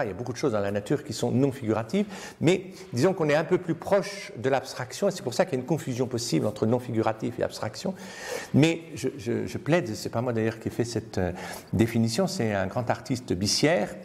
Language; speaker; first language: French; native; French